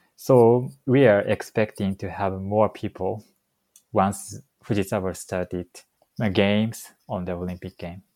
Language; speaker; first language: English; non-native, fluent; Japanese